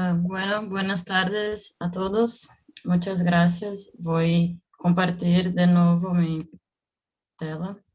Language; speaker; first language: Spanish; non-native, learner; Portuguese